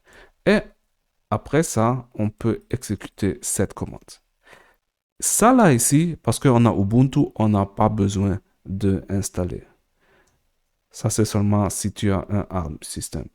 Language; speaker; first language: French; non-native, learner; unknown